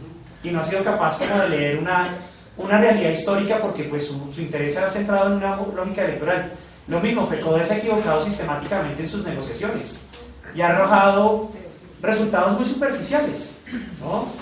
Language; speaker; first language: Spanish; native; Spanish